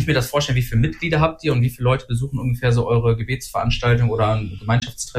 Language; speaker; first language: German; native; German